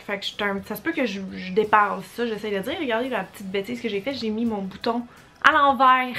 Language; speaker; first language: French; native; French